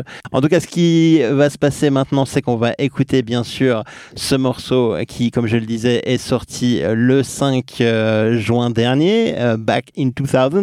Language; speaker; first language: French; native; French